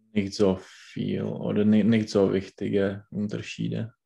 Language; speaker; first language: German; non-native, learner; Czech